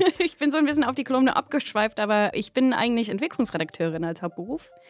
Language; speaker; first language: German; non-native, fluent; English